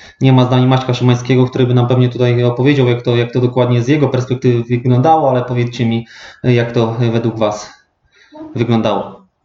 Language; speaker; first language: Polish; native; Polish